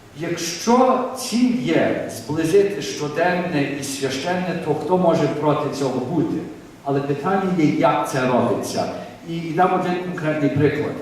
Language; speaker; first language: Ukrainian; early bilingual, heritage; Ukrainian